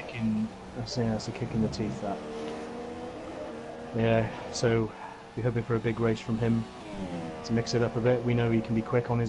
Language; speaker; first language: English; native; English